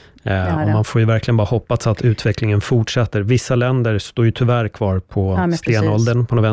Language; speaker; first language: Swedish; native; Swedish